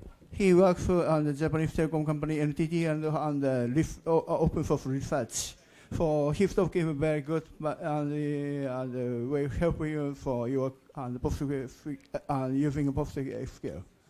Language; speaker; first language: English; non-native, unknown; Japanese